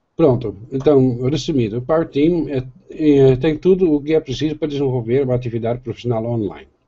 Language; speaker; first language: Portuguese; non-native, fluent; Dutch